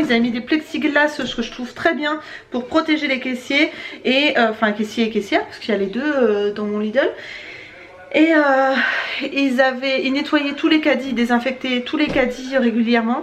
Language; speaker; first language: French; native; French